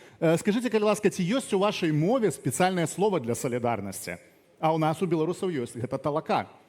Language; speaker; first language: Belarusian; non-native, local second language; Russian